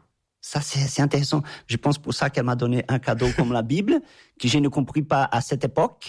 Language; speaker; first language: French; non-native, fluent; Portuguese